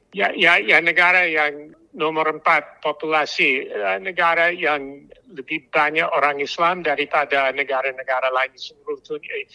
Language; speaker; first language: Indonesian; non-native, fluent; English